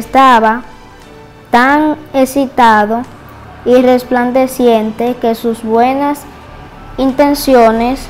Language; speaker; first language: Spanish; native; Spanish